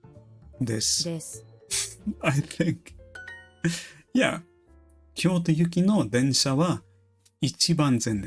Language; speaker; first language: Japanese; non-native, learner; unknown